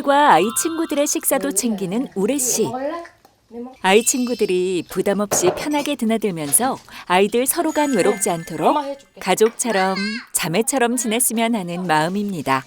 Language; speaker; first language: Korean; native; Korean